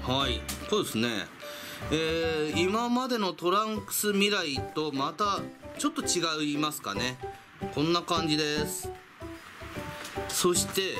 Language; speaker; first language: Japanese; native; Japanese